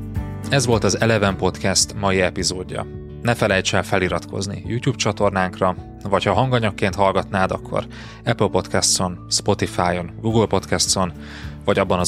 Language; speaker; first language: Hungarian; native; Hungarian